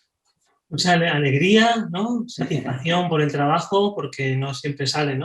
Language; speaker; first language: Spanish; native; Spanish